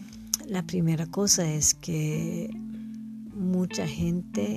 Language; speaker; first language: Spanish; non-native, learner; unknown